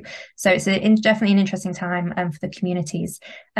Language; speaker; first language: English; native; English